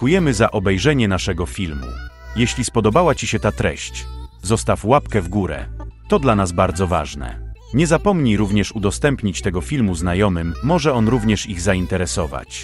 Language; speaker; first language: Polish; native; Polish